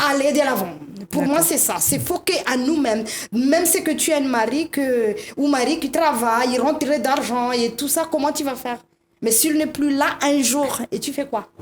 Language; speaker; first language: French; non-native, local second language; Malagasy